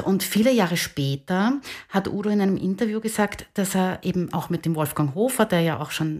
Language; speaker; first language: German; native; German